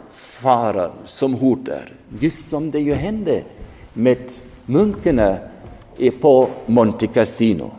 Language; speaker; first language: Swedish; non-native, fluent; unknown